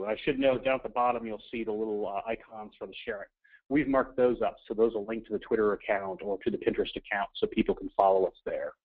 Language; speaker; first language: English; native; English